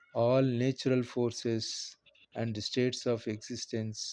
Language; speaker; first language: English; non-native, local second language; Telugu